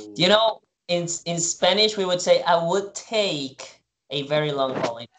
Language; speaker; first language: English; non-native, fluent; Spanish